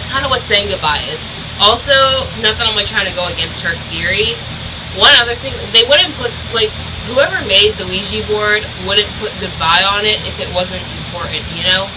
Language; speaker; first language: English; native; English